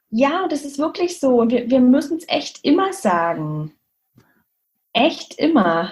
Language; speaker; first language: German; native; German